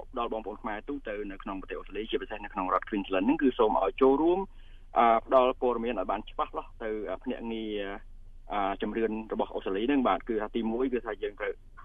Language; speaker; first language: Khmer; native; Khmer